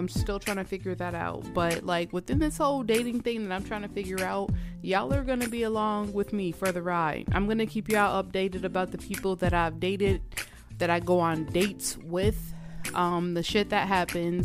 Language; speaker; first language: English; native; English